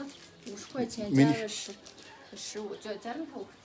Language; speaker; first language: Chinese; non-native, fluent; Mongolian